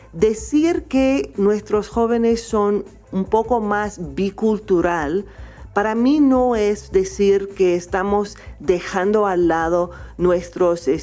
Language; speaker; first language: Spanish; non-native, fluent; English